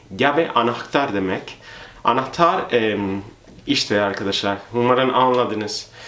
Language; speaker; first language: Turkish; non-native, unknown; Spanish